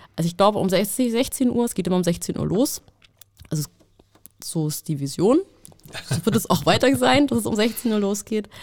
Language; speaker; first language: German; native; German